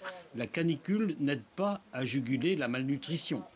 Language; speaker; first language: French; native; French